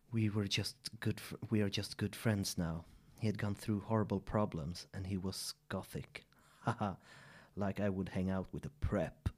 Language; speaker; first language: English; non-native, fluent; Swedish